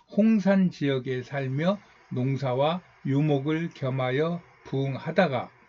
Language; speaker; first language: Korean; native; Korean